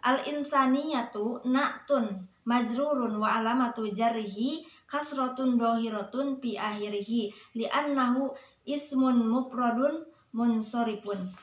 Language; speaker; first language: Arabic; non-native, learner; Indonesian